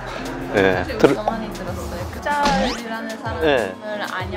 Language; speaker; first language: Korean; non-native, fluent; Uzbek